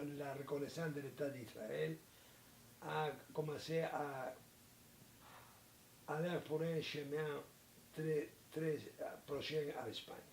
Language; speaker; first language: French; non-native, learner; Spanish